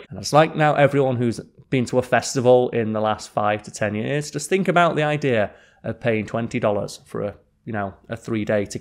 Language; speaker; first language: English; native; English